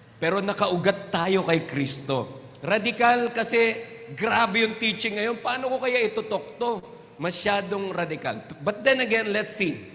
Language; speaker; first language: Filipino; non-native, local second language; Waray